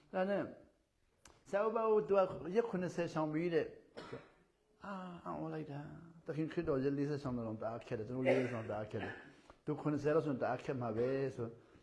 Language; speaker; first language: Burmese; non-native, local second language; Hakha Chin